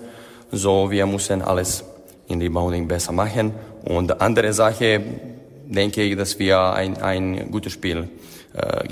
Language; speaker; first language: German; non-native, fluent; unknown